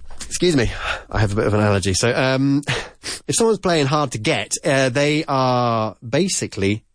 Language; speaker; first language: English; native; English